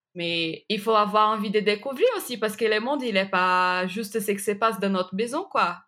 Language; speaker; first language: French; non-native, fluent; Portuguese